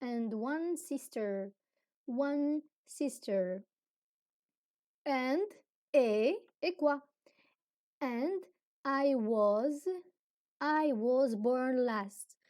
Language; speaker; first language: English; non-native, fluent; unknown